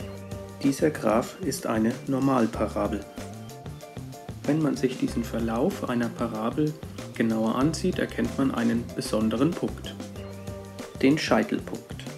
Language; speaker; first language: German; native; German